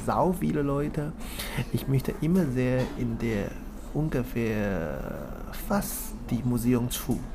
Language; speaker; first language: German; non-native, learner; Chinese